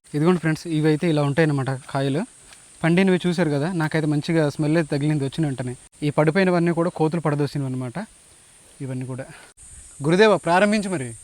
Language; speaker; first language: Telugu; native; Telugu